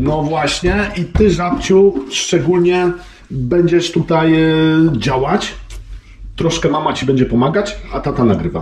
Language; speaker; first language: Polish; native; Polish